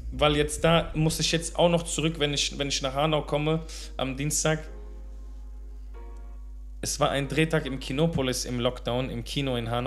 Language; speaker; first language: German; native; German